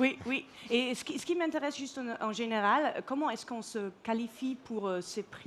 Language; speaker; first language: French; non-native, fluent; German